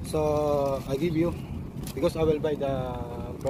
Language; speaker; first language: English; non-native, learner; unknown